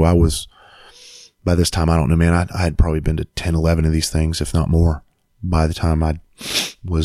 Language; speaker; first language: English; native; English